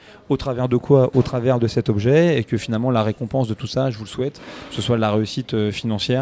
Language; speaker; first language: French; native; French